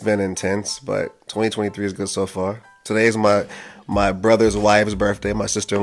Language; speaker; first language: English; native; English